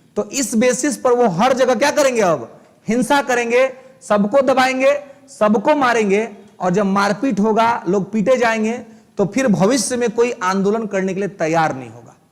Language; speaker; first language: Hindi; native; Hindi